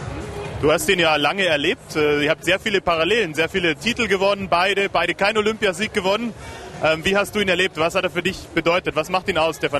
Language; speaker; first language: German; native; German